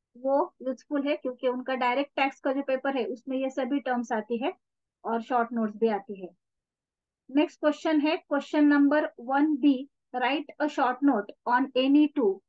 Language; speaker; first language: Hindi; non-native, local second language; Marathi